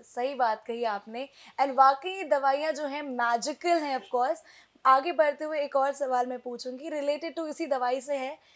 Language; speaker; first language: Hindi; native; Hindi